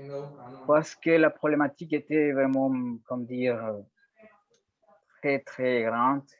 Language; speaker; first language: French; non-native, learner; Spanish